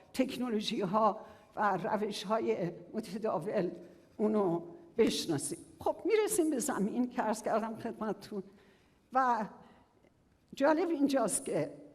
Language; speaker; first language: Persian; native; Persian